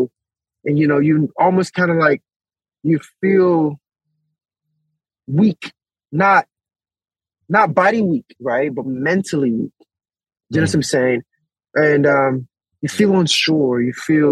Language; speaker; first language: English; non-native, local second language; Yoruba